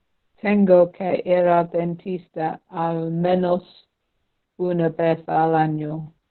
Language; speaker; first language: Spanish; non-native, learner; English